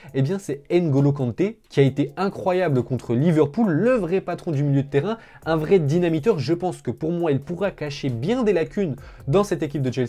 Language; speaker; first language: French; native; French